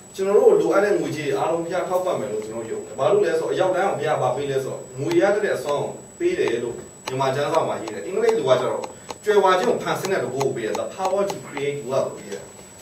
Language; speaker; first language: Burmese; non-native, local second language; Hakha Chin